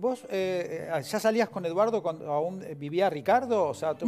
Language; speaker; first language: Spanish; native; Spanish